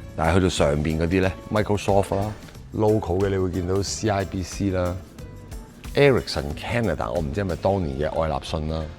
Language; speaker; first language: Cantonese; native; Cantonese